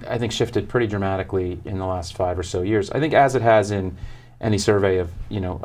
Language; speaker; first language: English; native; English